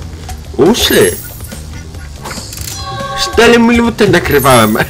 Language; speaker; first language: Polish; non-native, learner; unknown